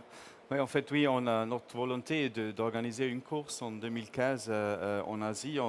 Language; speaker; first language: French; non-native, fluent; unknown